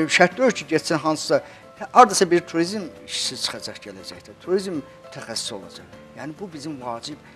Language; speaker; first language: Azerbaijani; native; Azerbaijani